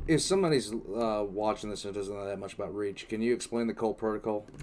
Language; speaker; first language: English; native; English